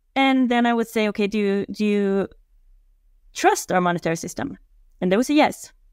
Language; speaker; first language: English; non-native, fluent; Swedish